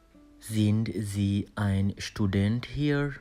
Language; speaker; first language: German; non-native, learner; Bangla